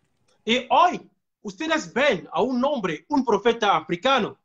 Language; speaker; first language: Spanish; non-native, fluent; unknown